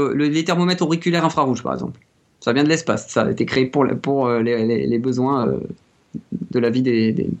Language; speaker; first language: French; native; French